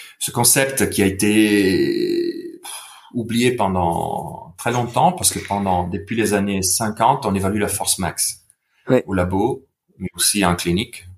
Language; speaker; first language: French; non-native, fluent; Italian